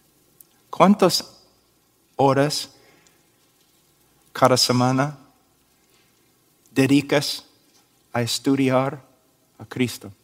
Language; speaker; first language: Spanish; non-native, fluent; English